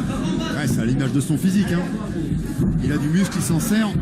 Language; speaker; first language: French; native; French